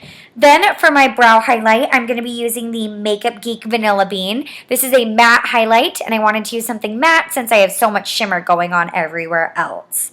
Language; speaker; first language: English; native; English